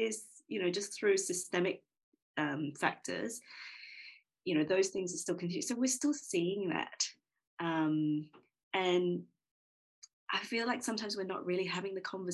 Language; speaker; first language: English; native; English